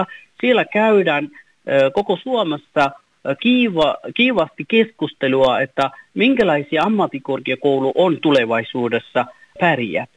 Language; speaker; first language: Finnish; non-native, fluent; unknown